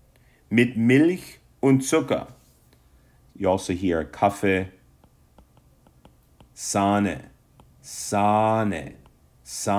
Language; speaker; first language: German; non-native, fluent; English